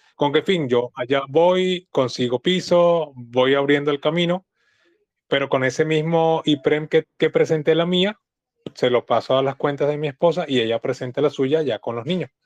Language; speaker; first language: Spanish; native; Spanish